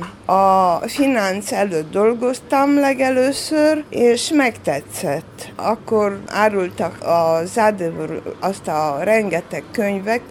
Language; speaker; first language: Hungarian; non-native, local second language; Romanian